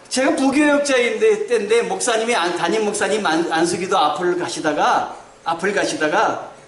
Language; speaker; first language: Korean; native; Korean